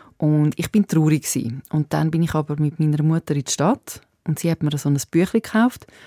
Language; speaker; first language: German; early bilingual, other home language; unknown